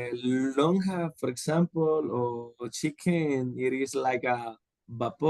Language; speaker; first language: English; non-native, learner; Spanish